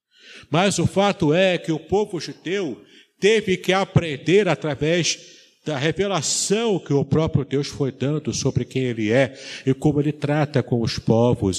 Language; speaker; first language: Portuguese; native; Portuguese